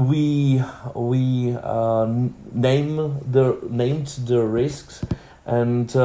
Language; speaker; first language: English; non-native, learner; Czech